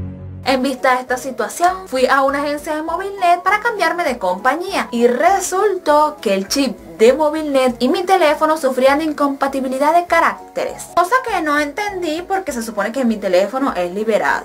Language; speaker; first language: Spanish; native; Spanish